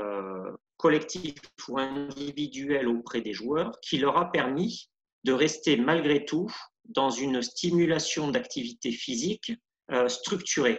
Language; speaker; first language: French; native; French